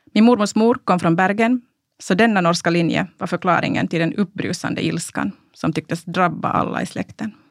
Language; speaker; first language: Swedish; native; Swedish